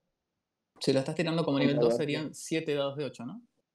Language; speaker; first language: Spanish; native; Spanish